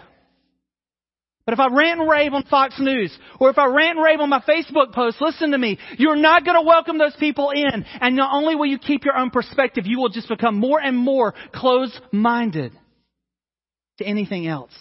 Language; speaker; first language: English; native; English